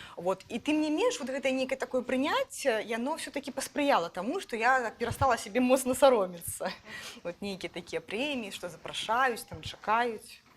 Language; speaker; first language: Belarusian; native; Belarusian